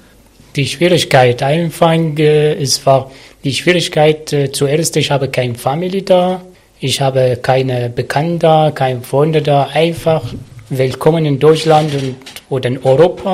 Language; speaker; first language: German; non-native, local second language; Arabic